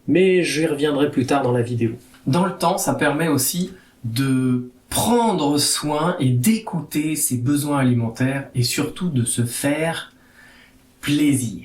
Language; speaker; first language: French; native; French